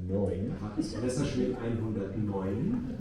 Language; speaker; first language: German; native; German